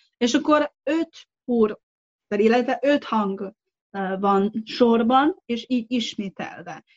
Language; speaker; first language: Hungarian; non-native, fluent; Chinese